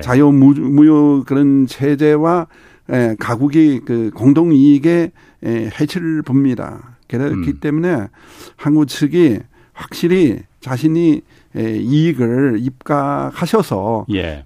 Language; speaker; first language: Korean; non-native, fluent; Chinese